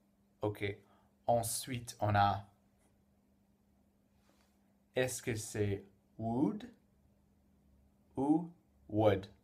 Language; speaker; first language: French; non-native, fluent; English